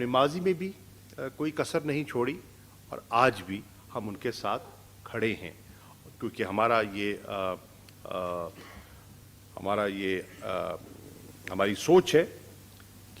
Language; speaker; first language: Urdu; non-native, local second language; Saraiki